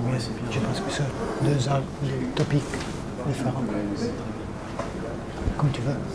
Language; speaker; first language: French; non-native, fluent; Italian